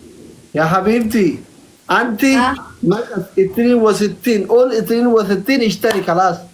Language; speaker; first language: Arabic; non-native, learner; Oromo